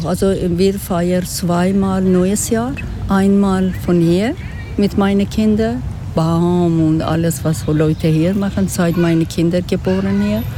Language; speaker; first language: German; non-native, learner; Persian